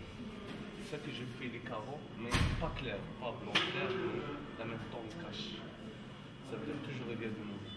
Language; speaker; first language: French; non-native, local second language; Arabic